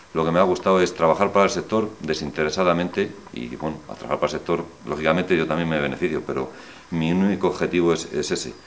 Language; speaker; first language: Spanish; native; Spanish